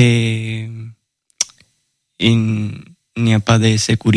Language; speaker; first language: French; non-native, learner; Spanish